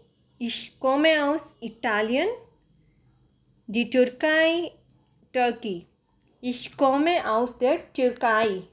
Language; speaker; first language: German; non-native, fluent; Hindi